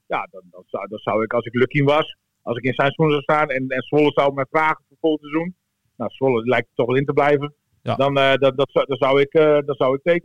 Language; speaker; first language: Dutch; native; Dutch